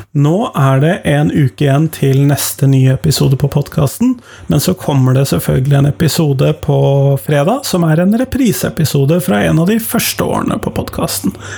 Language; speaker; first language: Norwegian; native; Norwegian